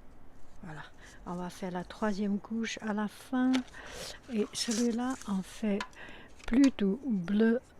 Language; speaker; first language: French; non-native, fluent; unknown